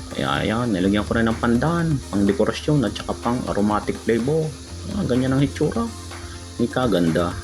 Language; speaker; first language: Filipino; native; Filipino